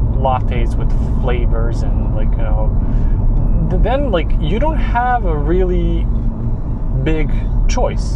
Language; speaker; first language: English; non-native, fluent; Serbian